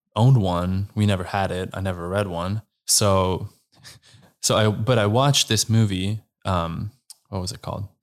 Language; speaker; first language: English; non-native, fluent; Slovenian